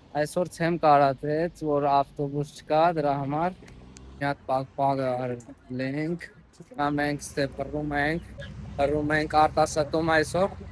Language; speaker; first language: Armenian; non-native, learner; Hindi